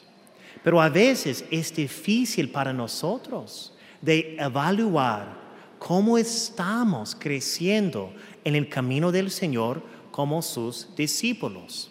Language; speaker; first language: Spanish; non-native, fluent; English